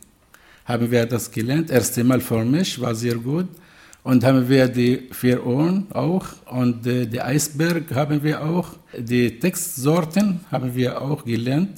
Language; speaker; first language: German; non-native, learner; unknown